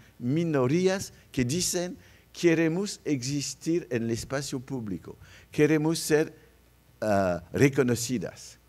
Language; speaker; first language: Spanish; non-native, fluent; French